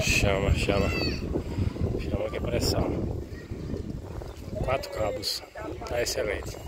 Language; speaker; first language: Portuguese; native; Portuguese